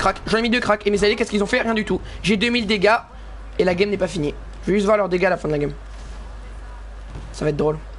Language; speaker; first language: French; native; French